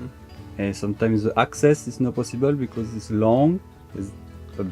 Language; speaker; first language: English; non-native, learner; French